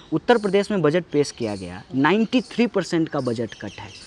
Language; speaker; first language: Hindi; native; Hindi